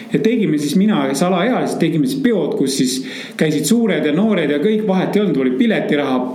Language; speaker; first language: Estonian; native; Estonian